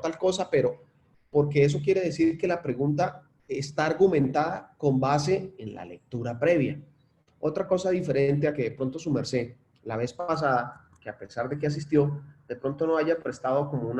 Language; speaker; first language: Spanish; native; Spanish